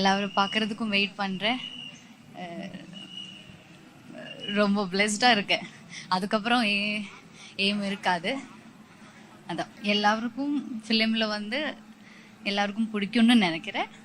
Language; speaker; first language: Tamil; non-native, learner; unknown